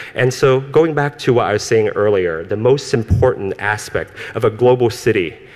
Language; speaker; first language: English; early bilingual, other home language; Cantonese